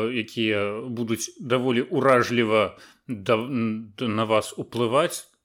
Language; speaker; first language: Belarusian; native; Belarusian